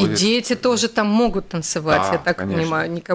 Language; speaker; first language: Russian; native; Russian